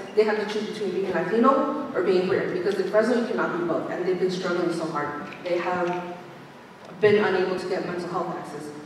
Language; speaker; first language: English; native; English